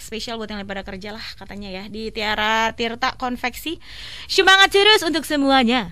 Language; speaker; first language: Indonesian; native; Indonesian